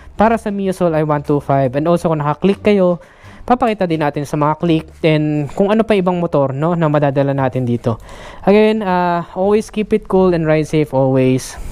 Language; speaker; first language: Filipino; native; Filipino